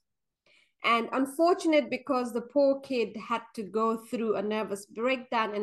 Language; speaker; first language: English; non-native, local second language; Nepali